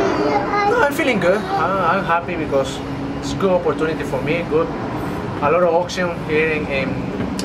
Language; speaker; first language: English; non-native, learner; Spanish